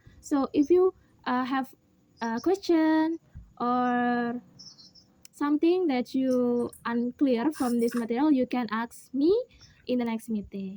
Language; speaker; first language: English; non-native, learner; Indonesian